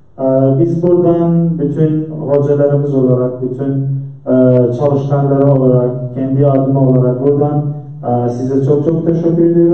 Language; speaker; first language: Turkish; non-native, fluent; Central Kurdish